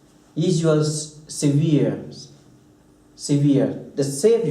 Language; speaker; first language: English; non-native, fluent; Thai